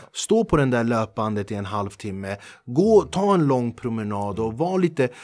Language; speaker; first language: Swedish; early bilingual, other home language; Kurdish